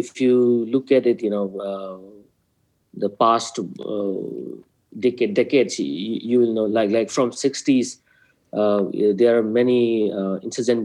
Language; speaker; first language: English; non-native, local second language; Manipuri